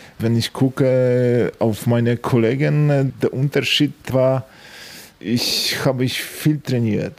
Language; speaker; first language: German; non-native, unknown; Polish